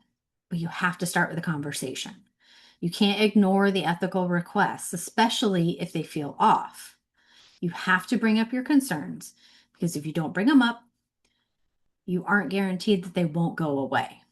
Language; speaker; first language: English; native; English